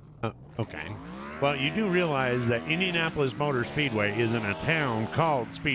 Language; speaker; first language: English; native; English